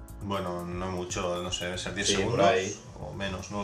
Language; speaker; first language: Spanish; native; Spanish